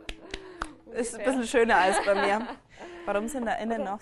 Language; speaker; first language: German; native; German